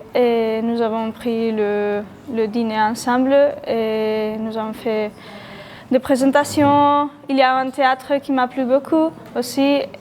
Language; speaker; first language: French; non-native, learner; Spanish